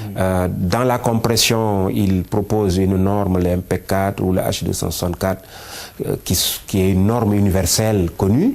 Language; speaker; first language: French; non-native, local second language; Wolof